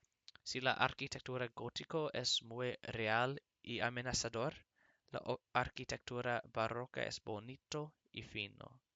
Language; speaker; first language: Spanish; non-native, learner; English